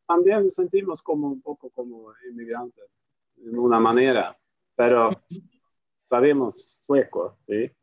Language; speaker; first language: Spanish; non-native, fluent; Swedish